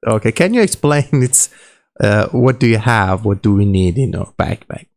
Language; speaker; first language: English; non-native, learner; Persian